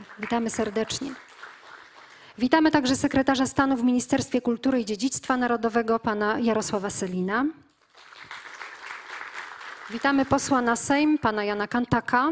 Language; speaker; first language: Polish; native; Polish